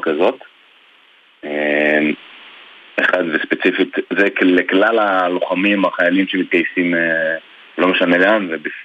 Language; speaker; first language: Hebrew; native; Hebrew